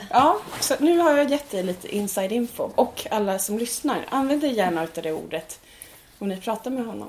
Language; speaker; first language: Swedish; native; Swedish